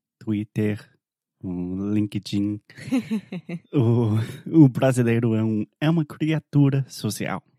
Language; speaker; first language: Portuguese; non-native, fluent; English